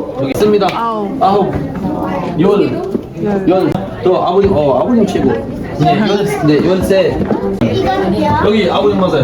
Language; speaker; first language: Korean; non-native, learner; Arabic